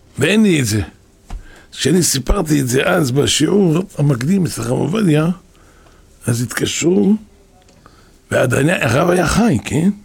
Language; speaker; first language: Hebrew; native; Hebrew